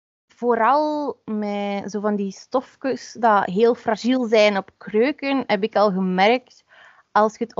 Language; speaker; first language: Dutch; native; Dutch